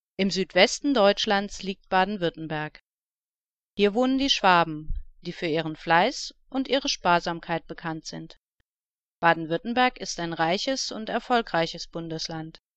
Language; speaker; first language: German; native; German